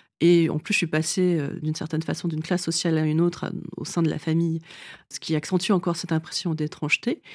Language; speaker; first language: French; early bilingual, other home language; Vietnamese